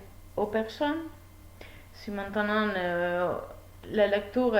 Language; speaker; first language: French; non-native, learner; Spanish